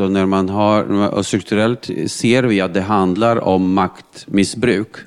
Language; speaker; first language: Swedish; non-native, fluent; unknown